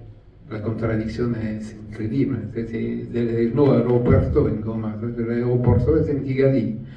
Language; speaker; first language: Spanish; non-native, learner; French